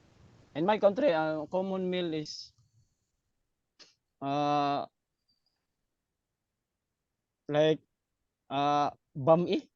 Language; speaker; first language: English; non-native, learner; Cebuano